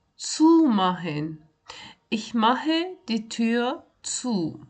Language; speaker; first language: German; non-native, fluent; Turkish